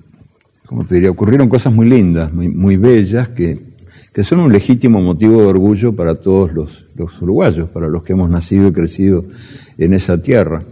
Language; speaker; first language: Spanish; native; Spanish